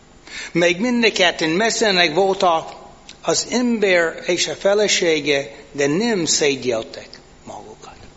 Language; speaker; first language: Hungarian; non-native, fluent; English